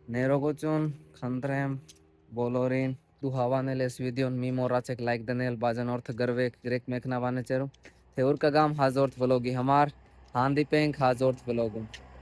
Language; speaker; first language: Armenian; non-native, learner; Hindi